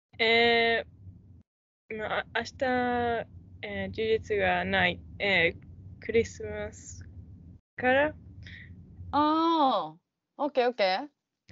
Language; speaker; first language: Japanese; non-native, learner; English